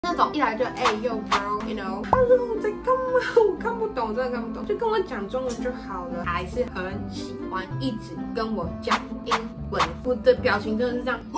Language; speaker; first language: Chinese; native; Chinese